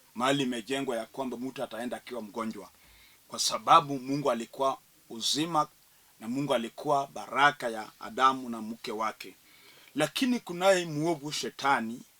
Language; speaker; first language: Swahili; non-native, local second language; Luo (Kenya and Tanzania)